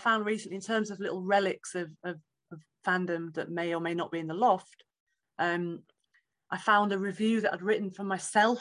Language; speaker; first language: English; native; English